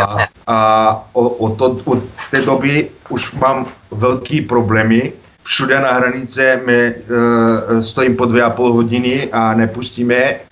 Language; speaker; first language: Czech; non-native, learner; Bulgarian